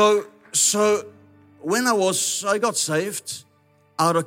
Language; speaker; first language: English; non-native, local second language; Afrikaans